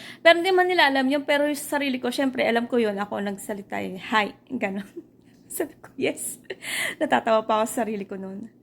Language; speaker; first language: Filipino; native; Filipino